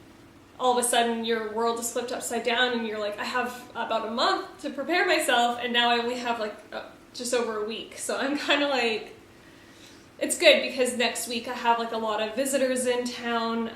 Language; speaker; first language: English; native; English